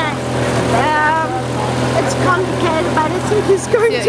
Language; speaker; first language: English; non-native, learner; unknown